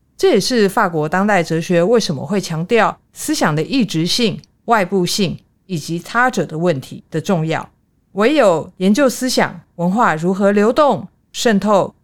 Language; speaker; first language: Chinese; native; Chinese